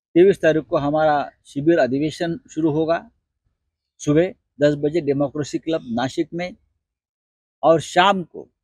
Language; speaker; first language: Hindi; non-native, local second language; Marathi